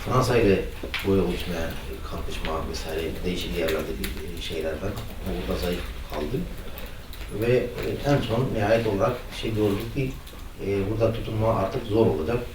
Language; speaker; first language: Turkish; non-native, fluent; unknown